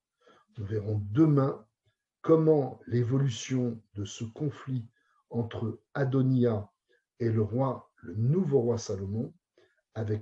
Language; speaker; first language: French; native; French